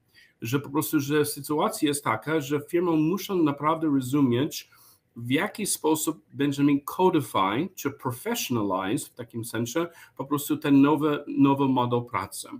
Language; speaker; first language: Polish; non-native, learner; English